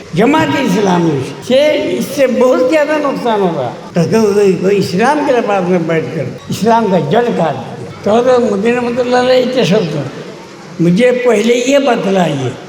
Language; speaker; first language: Urdu; non-native, fluent; Bangla